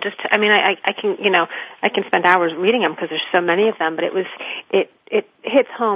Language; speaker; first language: English; native; English